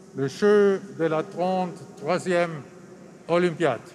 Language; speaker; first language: French; non-native, fluent; German